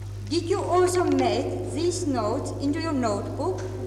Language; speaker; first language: English; non-native, fluent; Czech